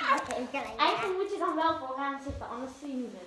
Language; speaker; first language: Dutch; native; Dutch